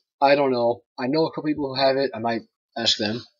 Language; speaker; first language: English; native; English